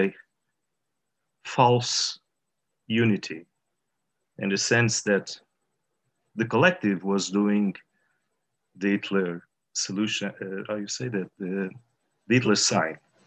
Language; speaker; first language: English; non-native, fluent; Portuguese